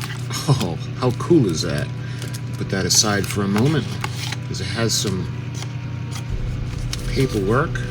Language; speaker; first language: English; native; English